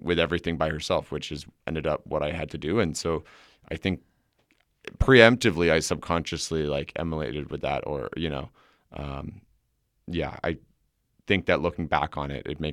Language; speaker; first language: English; native; English